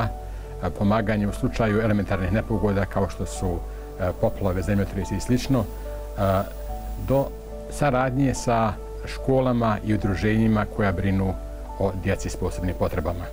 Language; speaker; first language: Croatian; native; Croatian